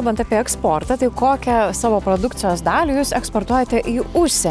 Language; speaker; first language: Lithuanian; native; Lithuanian